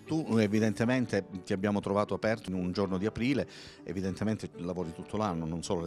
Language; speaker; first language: Italian; native; Italian